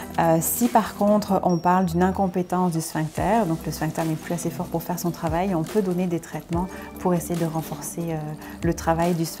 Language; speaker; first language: French; native; French